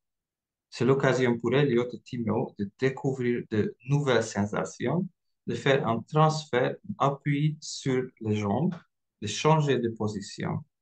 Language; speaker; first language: French; non-native, fluent; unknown